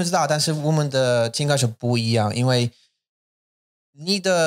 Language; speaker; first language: Chinese; non-native, learner; English